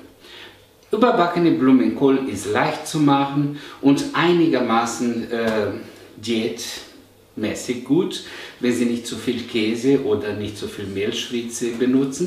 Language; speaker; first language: German; non-native, fluent; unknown